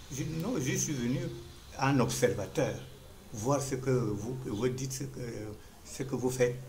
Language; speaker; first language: French; non-native, local second language; Fang